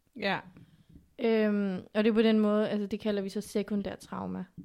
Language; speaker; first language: Danish; early bilingual, other home language; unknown